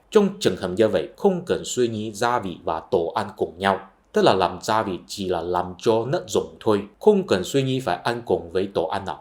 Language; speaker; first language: Vietnamese; non-native, fluent; Chinese